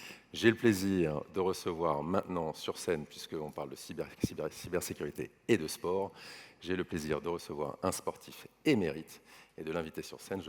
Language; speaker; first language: French; native; French